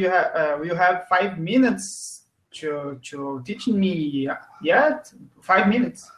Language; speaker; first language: English; non-native, learner; Portuguese